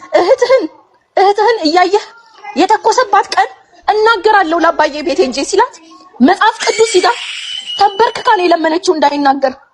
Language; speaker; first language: Amharic; non-native, local second language; Oromo